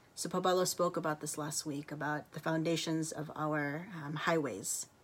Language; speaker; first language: English; native; English